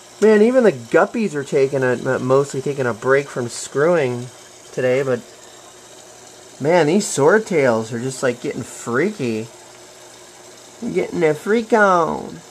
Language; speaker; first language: English; native; English